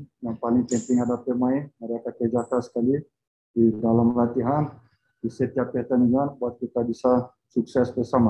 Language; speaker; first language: Indonesian; non-native, fluent; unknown